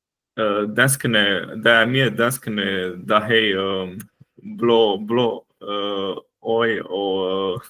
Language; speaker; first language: Danish; non-native, learner; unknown